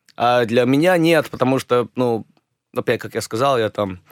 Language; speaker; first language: Russian; early bilingual, other home language; English